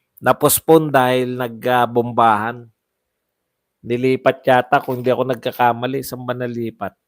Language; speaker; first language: Filipino; non-native, local second language; Waray